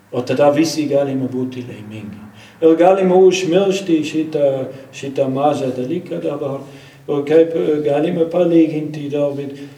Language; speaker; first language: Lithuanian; non-native, fluent; German